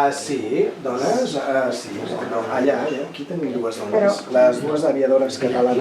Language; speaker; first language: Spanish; non-native, local second language; Catalan